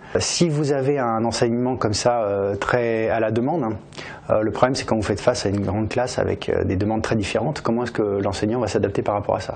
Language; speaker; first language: French; native; French